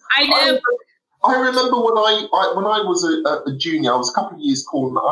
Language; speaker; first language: English; native; English